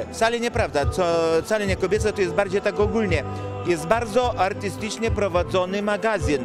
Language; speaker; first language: Polish; non-native, fluent; Lithuanian